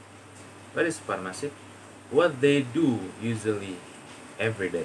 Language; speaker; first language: English; non-native, learner; Indonesian